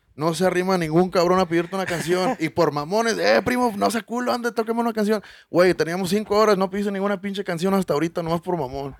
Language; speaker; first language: Spanish; early bilingual, heritage; Spanish